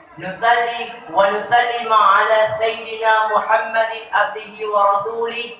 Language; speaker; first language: Arabic; non-native, learner; Achinese